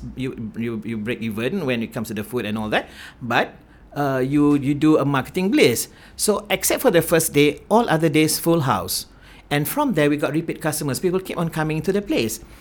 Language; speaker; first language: English; non-native, local second language; Malay